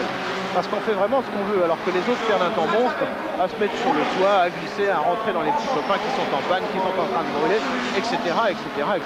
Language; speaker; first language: French; native; French